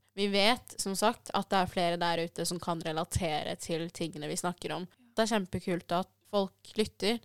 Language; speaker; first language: Norwegian; early bilingual, other home language; Persian